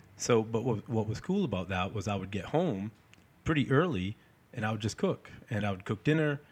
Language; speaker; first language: English; native; English